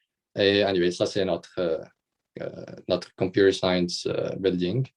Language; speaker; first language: French; non-native, local second language; Arabic